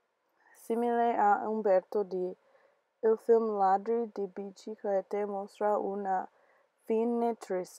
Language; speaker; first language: Italian; non-native, learner; English